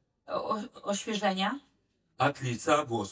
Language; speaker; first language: Polish; non-native, learner; Russian